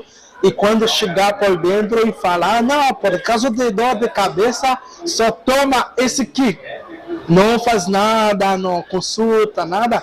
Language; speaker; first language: Portuguese; non-native, local second language; Haitian Creole